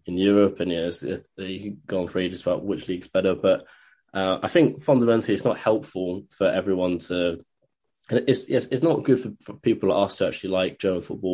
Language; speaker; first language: English; native; English